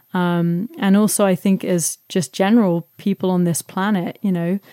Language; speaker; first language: English; native; English